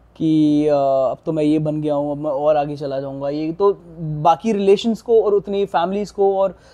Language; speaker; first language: Hindi; native; Hindi